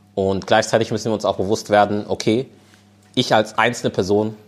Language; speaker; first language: German; native; German